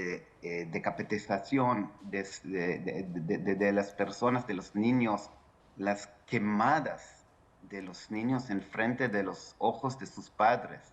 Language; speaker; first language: Spanish; non-native, fluent; Hebrew